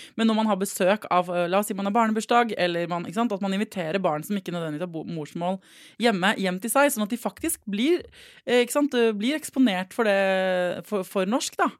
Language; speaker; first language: Norwegian; native; Norwegian